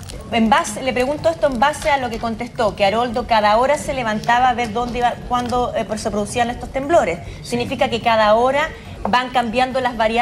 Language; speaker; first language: Spanish; native; Spanish